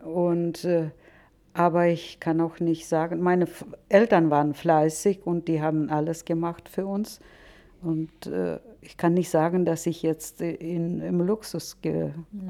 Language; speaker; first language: German; non-native, fluent; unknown